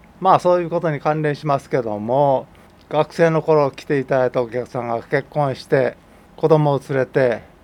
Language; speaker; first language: Japanese; native; Japanese